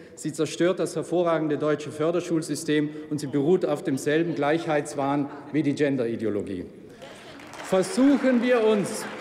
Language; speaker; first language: German; native; German